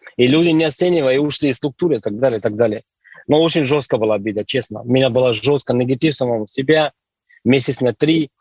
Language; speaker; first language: Russian; non-native, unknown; Hindi